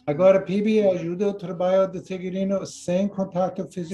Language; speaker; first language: Portuguese; non-native, learner; English